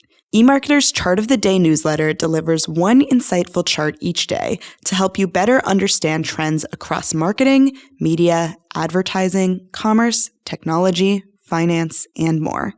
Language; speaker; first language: English; native; English